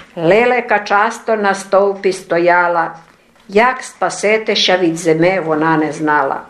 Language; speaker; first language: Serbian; non-native, local second language; Ukrainian